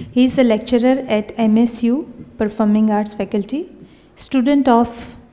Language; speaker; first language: English; non-native, local second language; Gujarati